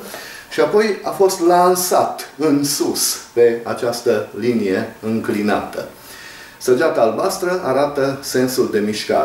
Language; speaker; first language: Romanian; native; Romanian